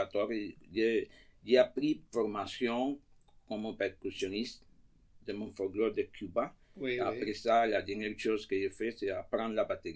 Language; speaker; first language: French; non-native, fluent; Spanish